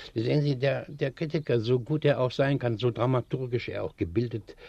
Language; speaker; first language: German; native; German